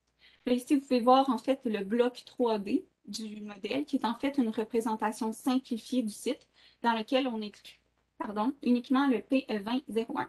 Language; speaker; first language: French; native; French